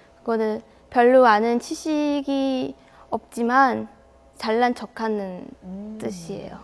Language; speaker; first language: Korean; non-native, fluent; Chinese